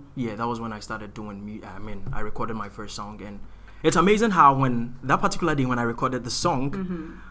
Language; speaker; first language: English; non-native, local second language; Akan